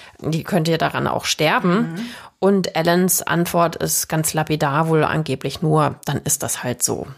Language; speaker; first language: German; native; German